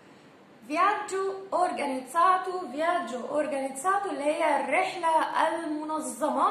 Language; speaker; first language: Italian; non-native, fluent; Arabic